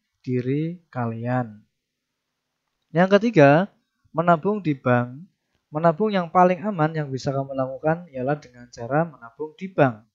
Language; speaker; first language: Indonesian; native; Indonesian